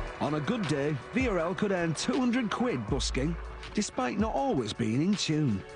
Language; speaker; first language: English; native; English